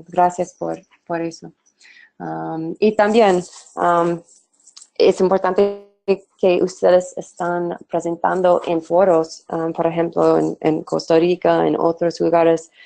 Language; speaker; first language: Spanish; non-native, fluent; English